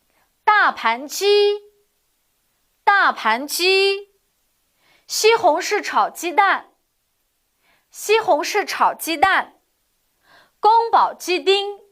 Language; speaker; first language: Chinese; non-native, fluent; Uyghur